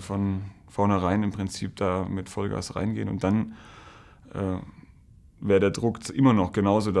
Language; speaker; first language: German; native; German